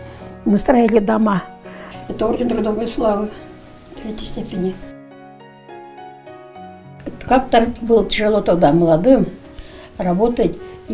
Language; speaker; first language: Russian; non-native, local second language; Chuvash